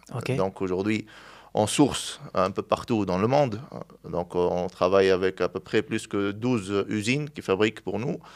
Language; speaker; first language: French; non-native, local second language; Arabic